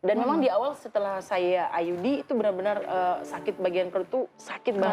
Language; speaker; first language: Indonesian; native; Indonesian